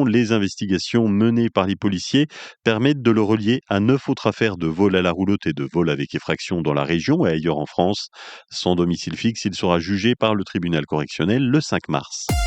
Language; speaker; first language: French; native; French